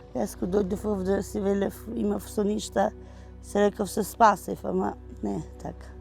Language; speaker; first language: Macedonian; non-native, fluent; Albanian